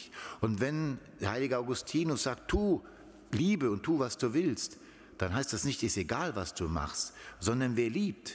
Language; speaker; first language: German; native; German